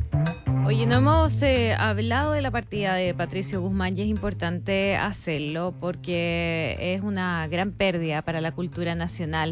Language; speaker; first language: Spanish; native; Spanish